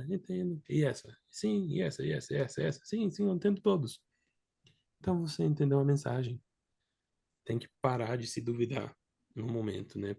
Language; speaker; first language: Portuguese; non-native, fluent; English